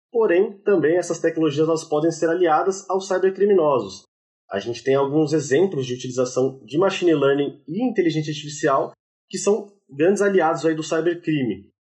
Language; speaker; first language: Portuguese; native; Portuguese